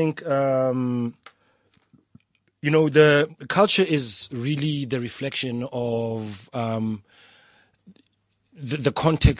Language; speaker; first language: English; non-native, local second language; Tswana